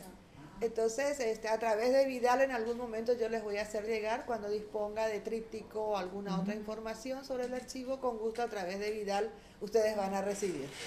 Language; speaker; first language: Spanish; native; Spanish